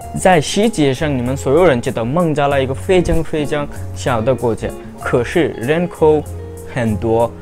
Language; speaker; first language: Chinese; non-native, learner; Bangla